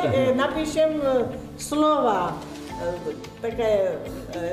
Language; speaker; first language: Russian; non-native, learner; Georgian